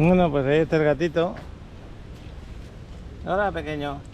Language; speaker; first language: Spanish; native; Spanish